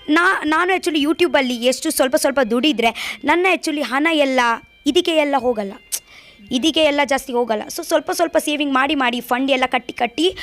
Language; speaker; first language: Kannada; non-native, fluent; Tulu